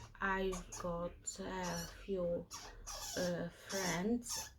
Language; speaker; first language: English; non-native, learner; Polish